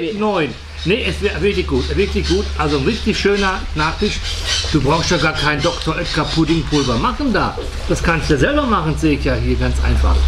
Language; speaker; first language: German; native; German